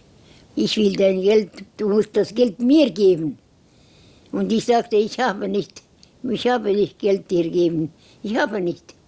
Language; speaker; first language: German; non-native, learner; Estonian